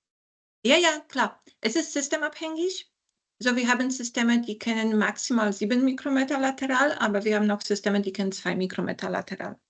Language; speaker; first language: German; non-native, fluent; Polish